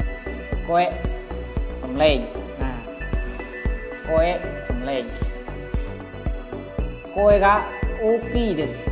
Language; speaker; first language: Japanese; non-native, fluent; Khmer